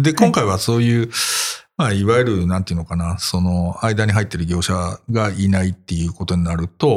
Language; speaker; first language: Japanese; native; Japanese